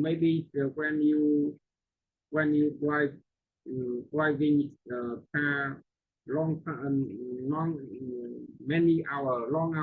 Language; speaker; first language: English; non-native, learner; Vietnamese